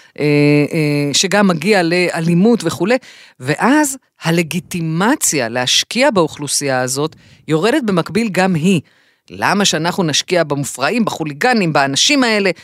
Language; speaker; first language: Hebrew; native; Hebrew